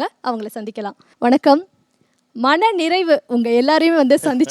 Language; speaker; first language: Tamil; native; Tamil